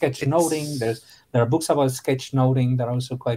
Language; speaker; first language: English; non-native, fluent; Spanish